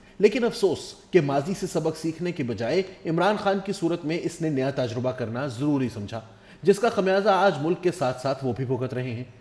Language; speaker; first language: Urdu; non-native, local second language; Pashto